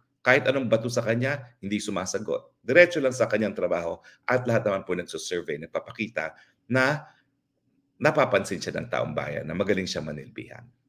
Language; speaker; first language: Filipino; native; Filipino